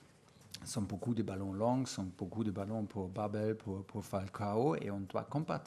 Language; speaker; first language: French; non-native, fluent; German